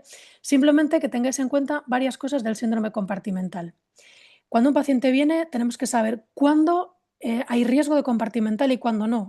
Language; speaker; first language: Spanish; native; Spanish